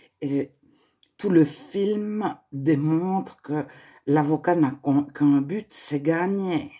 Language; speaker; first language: French; native; French